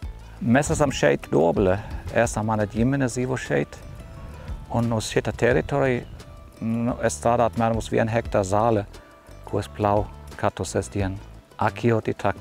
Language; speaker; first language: Latvian; non-native, learner; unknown